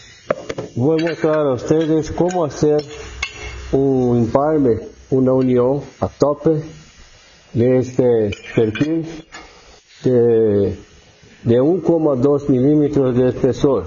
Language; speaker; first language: Spanish; non-native, fluent; Portuguese